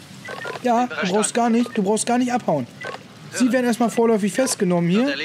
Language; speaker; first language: German; native; German